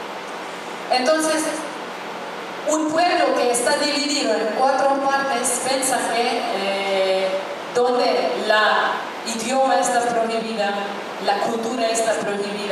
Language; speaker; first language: Spanish; non-native, fluent; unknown